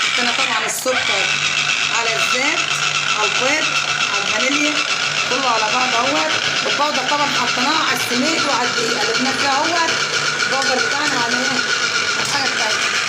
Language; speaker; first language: Arabic; native; Arabic